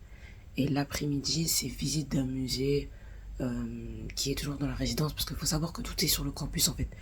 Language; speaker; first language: French; native; French